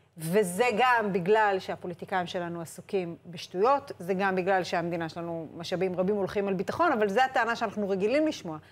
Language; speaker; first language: Hebrew; native; Hebrew